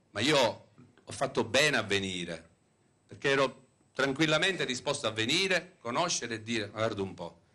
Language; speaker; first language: Italian; native; Italian